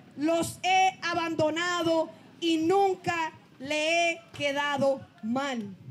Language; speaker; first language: Spanish; native; Spanish